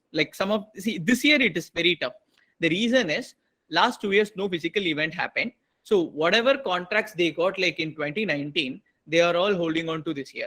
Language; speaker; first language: English; non-native, local second language; Tamil